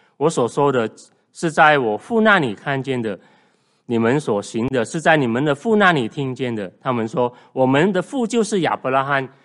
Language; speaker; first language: Chinese; native; Chinese